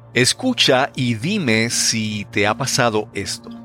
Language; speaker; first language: Spanish; native; Spanish